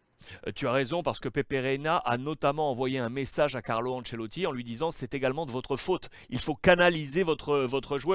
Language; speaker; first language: French; native; French